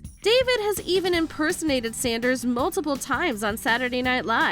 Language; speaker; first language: English; native; English